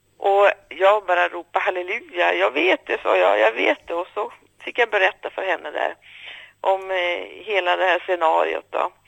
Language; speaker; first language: Swedish; native; Swedish